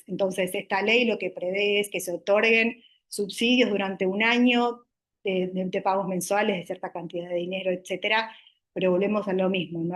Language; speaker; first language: Spanish; native; Spanish